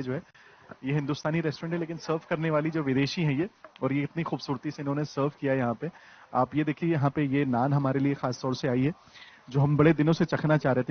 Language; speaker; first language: Hindi; native; Hindi